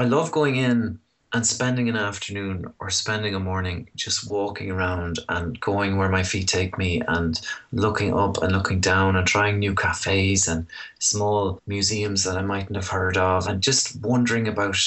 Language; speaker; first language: English; native; English